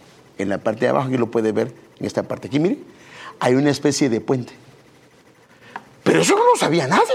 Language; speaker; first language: Spanish; native; Spanish